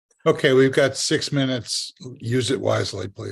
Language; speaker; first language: English; native; English